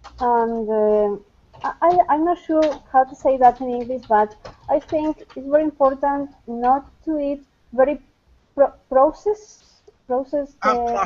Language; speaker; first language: English; non-native, fluent; Spanish